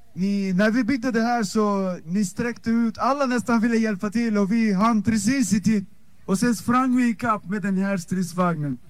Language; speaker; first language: Swedish; non-native, fluent; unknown